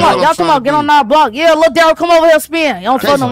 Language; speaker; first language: English; native; English